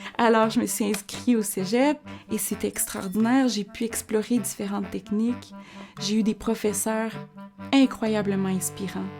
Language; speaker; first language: French; early bilingual, other home language; Spanish